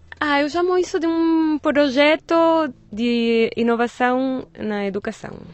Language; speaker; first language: Portuguese; non-native, fluent; Spanish